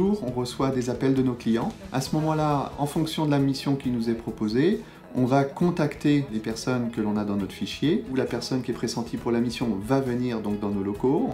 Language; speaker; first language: French; native; French